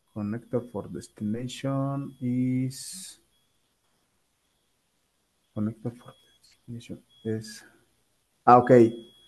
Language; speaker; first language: English; non-native, learner; Spanish